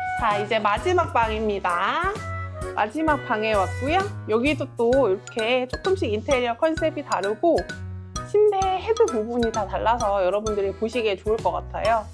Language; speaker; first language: Korean; native; Korean